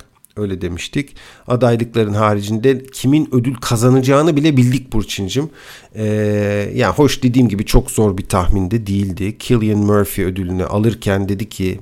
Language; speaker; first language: Turkish; native; Turkish